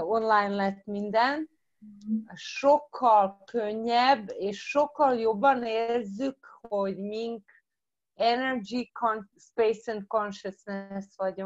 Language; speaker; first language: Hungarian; early bilingual, heritage; Croatian